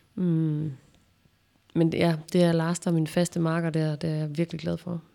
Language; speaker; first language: Danish; native; Danish